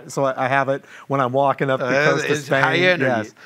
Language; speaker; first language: English; native; English